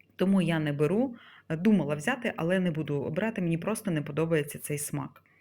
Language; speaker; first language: Ukrainian; non-native, local second language; Russian